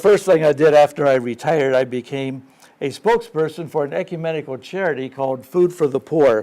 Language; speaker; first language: English; native; English